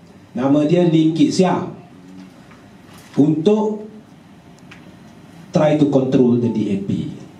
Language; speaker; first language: Malay; native; Malay